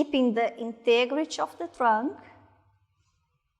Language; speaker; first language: English; non-native, fluent; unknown